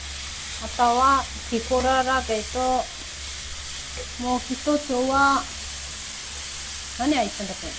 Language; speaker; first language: Japanese; non-native, fluent; Mongolian